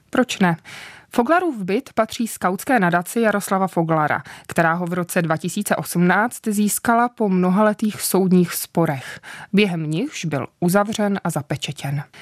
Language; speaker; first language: Czech; native; Czech